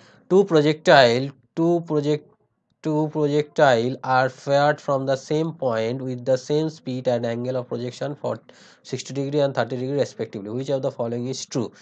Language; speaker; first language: English; non-native, local second language; Bangla